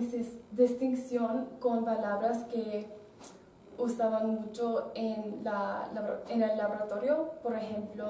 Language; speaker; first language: Spanish; non-native, learner; English